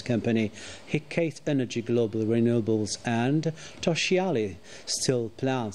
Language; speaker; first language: English; non-native, fluent; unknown